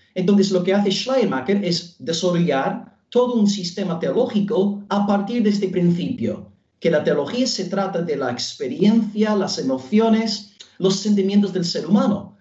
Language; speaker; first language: Spanish; non-native, fluent; English